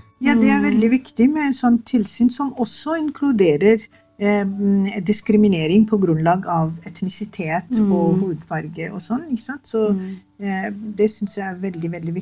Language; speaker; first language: Norwegian; non-native, fluent; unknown